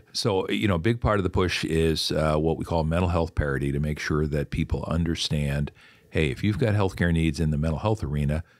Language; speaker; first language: English; native; English